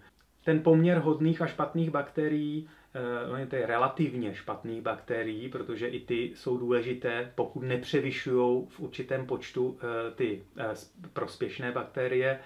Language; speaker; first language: Czech; native; Czech